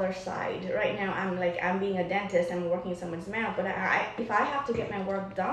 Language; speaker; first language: English; non-native, local second language; Nepali